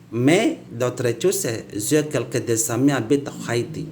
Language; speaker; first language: French; non-native, learner; Indonesian